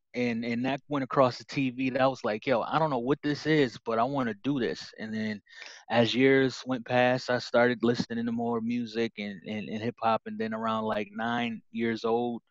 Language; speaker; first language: English; native; English